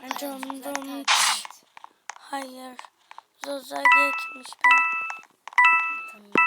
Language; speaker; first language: Turkish; native; Turkish